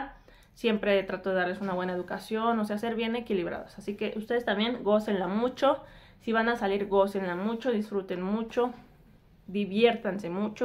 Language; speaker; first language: Spanish; native; Spanish